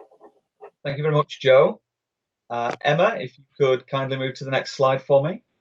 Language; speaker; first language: English; native; English